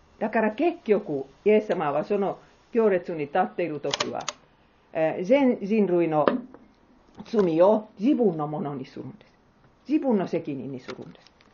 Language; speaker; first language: Japanese; non-native, fluent; Finnish